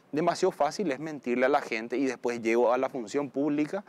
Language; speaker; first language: Spanish; native; Spanish